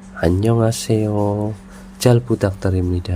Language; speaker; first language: Korean; non-native, fluent; Indonesian